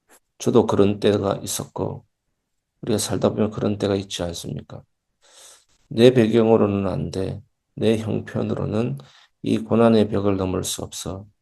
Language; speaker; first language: Korean; native; Korean